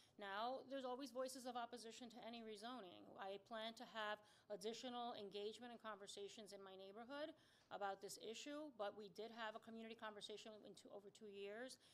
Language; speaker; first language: English; early bilingual, other home language; Spanish